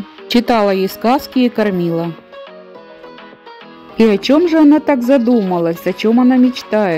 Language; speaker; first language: Russian; native; Russian